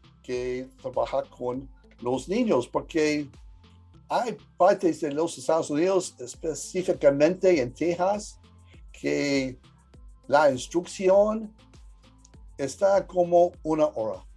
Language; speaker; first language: Spanish; early bilingual, heritage; English